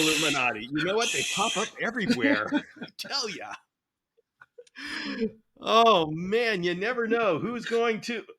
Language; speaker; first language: English; native; English